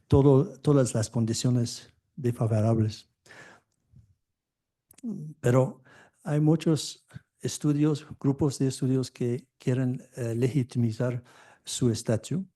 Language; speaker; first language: Spanish; non-native, fluent; French